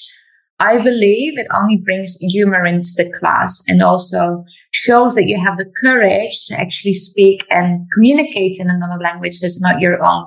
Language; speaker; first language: English; non-native, fluent; Dutch